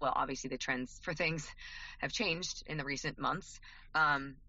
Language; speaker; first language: English; native; English